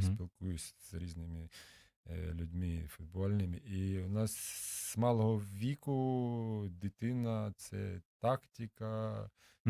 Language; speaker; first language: Ukrainian; non-native, local second language; Russian